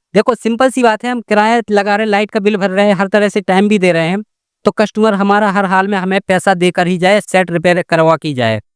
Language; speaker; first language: Hindi; native; Hindi